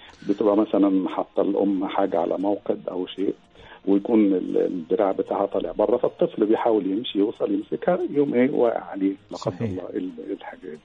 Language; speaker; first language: Arabic; native; Arabic